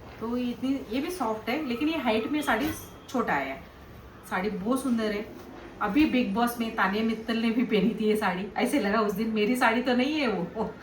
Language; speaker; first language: Hindi; non-native, local second language; Kannada